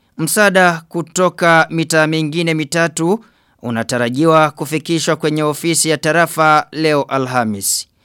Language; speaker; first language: Swahili; non-native, local second language; Rundi